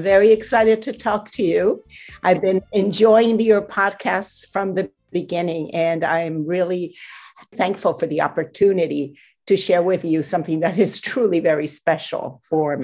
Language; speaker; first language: English; non-native, fluent; Spanish